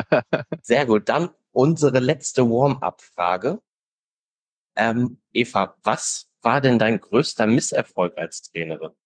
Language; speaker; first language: German; native; German